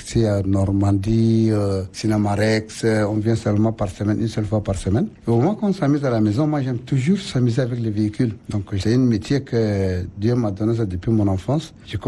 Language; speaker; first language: French; non-native, local second language; Arabic